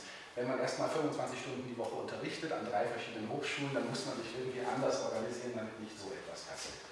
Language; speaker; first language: German; native; German